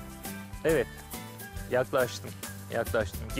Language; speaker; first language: Turkish; native; Turkish